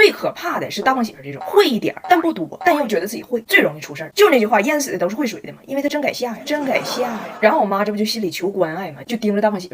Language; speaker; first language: Chinese; native; Chinese